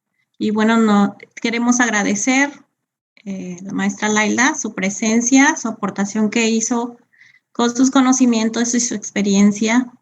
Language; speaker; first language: Spanish; native; Spanish